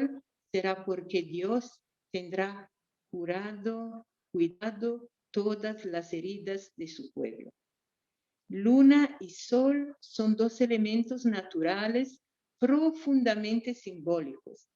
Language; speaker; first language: Spanish; non-native, fluent; Portuguese